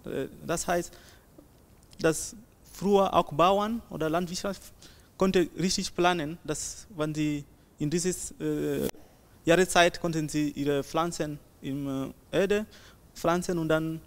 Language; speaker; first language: German; non-native, learner; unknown